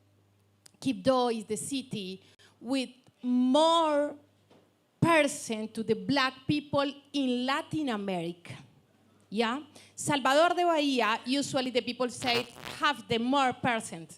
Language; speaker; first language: English; non-native, learner; Spanish